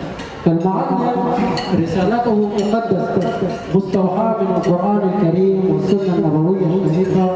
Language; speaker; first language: Arabic; native; Arabic